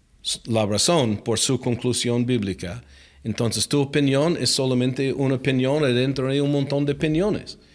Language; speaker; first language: Spanish; non-native, fluent; English